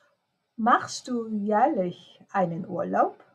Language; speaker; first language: German; non-native, fluent; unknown